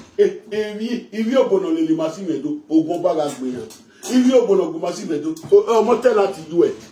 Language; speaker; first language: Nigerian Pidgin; non-native, local second language; Bini